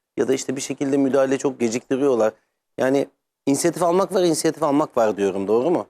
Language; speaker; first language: Turkish; native; Turkish